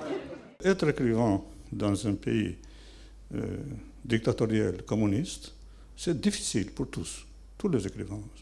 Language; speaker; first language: French; non-native, fluent; Albanian